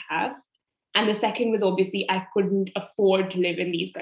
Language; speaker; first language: English; non-native, local second language; Hindi